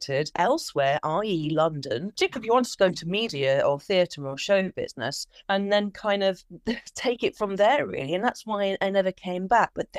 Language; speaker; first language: English; native; English